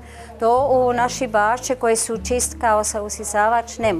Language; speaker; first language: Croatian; non-native, learner; German